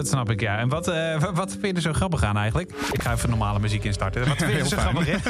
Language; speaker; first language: Dutch; native; Dutch